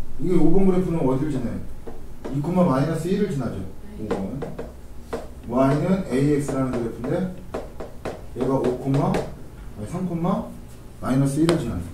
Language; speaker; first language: Korean; native; Korean